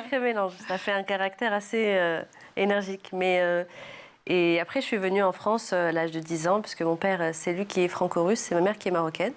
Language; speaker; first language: French; early bilingual, other home language; Arabic